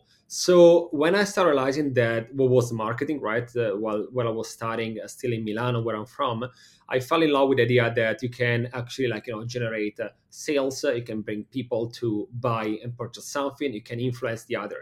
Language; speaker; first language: English; non-native, fluent; Italian